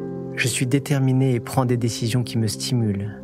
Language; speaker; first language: French; native; French